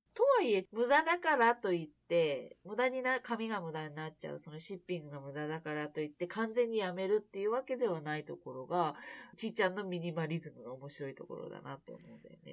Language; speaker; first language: Japanese; early bilingual, heritage; Japanese